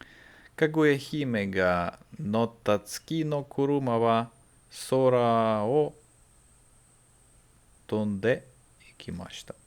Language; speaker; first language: Japanese; non-native, learner; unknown